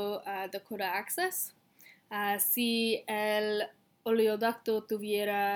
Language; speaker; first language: Spanish; non-native, learner; English